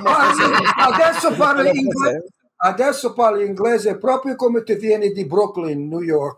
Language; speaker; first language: Italian; early bilingual, heritage; English